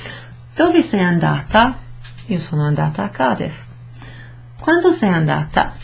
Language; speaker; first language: Italian; non-native, fluent; English